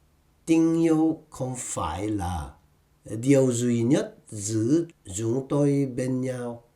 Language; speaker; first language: Vietnamese; non-native, fluent; Korean